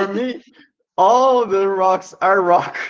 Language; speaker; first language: English; non-native, learner; Portuguese